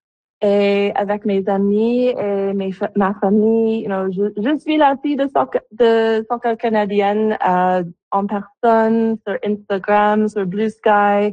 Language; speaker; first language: French; non-native, local second language; English